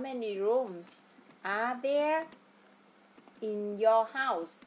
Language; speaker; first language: English; non-native, fluent; Vietnamese